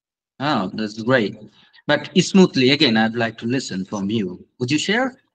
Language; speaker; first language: English; non-native, fluent; Bangla